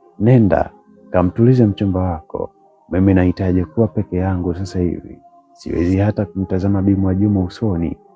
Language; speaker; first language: Swahili; native; Swahili